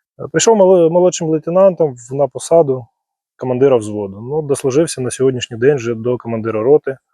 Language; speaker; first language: Ukrainian; non-native, local second language; Russian